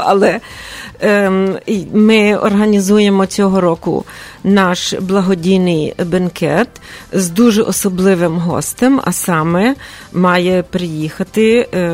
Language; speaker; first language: Ukrainian; early bilingual, heritage; Ukrainian